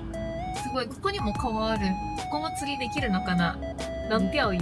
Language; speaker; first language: Japanese; native; Japanese